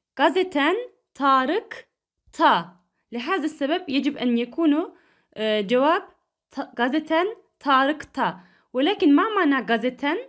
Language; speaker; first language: Arabic; non-native, fluent; Turkish